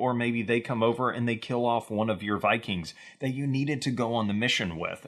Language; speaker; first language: English; native; English